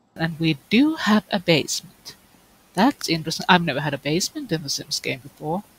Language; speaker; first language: English; non-native, fluent; Finnish